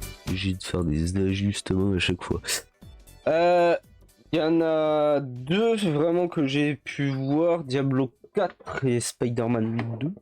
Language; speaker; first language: French; native; French